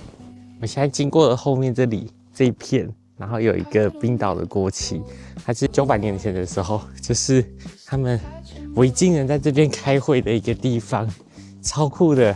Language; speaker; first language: Chinese; native; Chinese